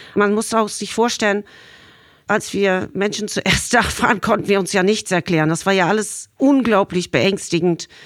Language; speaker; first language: German; non-native, fluent; English